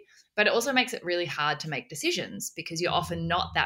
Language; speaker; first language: English; native; English